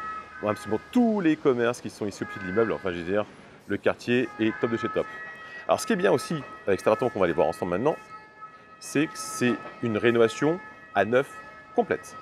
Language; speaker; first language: French; native; French